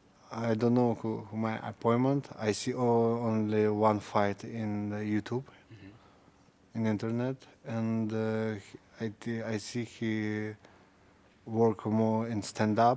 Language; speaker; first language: English; non-native, learner; Russian